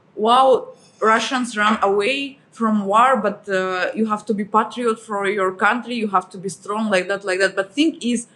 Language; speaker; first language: English; non-native, fluent; Russian